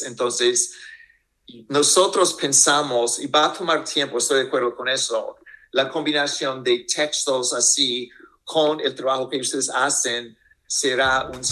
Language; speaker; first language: Spanish; non-native, fluent; English